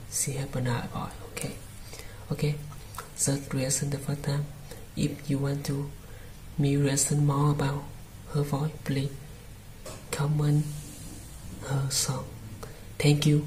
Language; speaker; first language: English; non-native, learner; Vietnamese